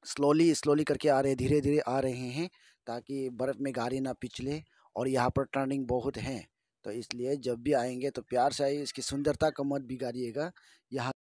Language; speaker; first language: Hindi; non-native, local second language; Adi